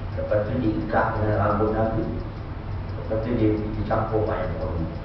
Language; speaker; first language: Malay; non-native, local second language; Tamil